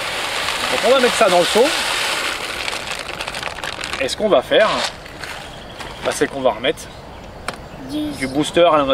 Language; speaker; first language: French; native; French